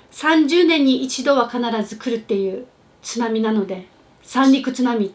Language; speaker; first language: Japanese; native; Japanese